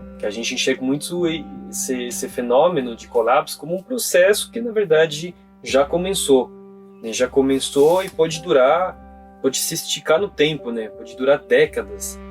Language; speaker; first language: Portuguese; non-native, fluent; French